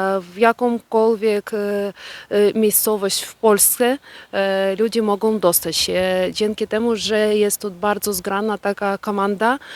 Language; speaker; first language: Polish; non-native, learner; Ukrainian